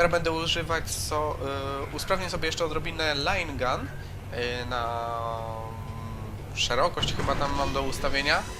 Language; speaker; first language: Polish; native; Polish